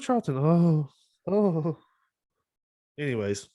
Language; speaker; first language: English; native; English